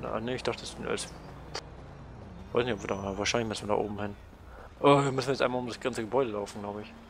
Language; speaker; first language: German; native; German